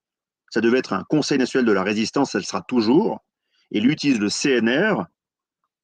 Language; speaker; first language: French; native; French